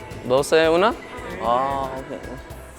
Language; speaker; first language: Spanish; non-native, learner; English